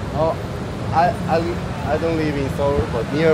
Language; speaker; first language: English; non-native, learner; Korean